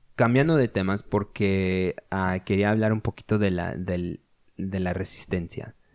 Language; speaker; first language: Spanish; early bilingual, heritage; Spanish